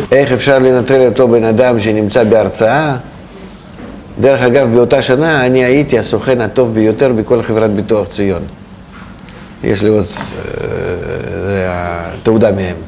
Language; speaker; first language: Hebrew; non-native, fluent; Russian